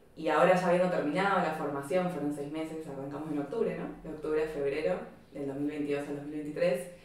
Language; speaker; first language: Spanish; native; Spanish